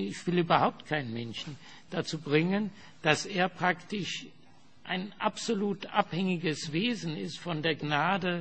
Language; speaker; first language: German; non-native, fluent; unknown